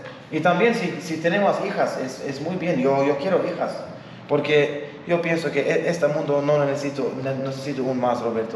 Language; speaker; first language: Spanish; non-native, learner; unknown